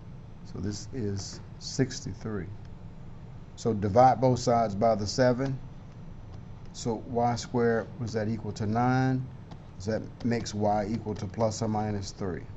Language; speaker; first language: English; native; English